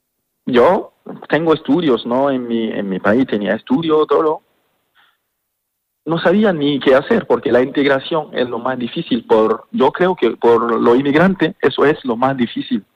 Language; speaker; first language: Spanish; non-native, fluent; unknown